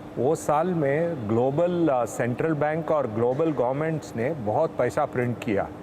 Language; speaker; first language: Hindi; non-native, local second language; Tamil